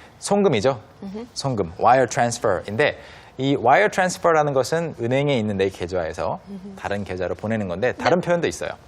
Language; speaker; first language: Korean; native; Korean